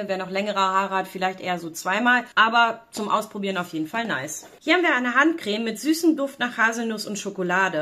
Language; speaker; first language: German; native; German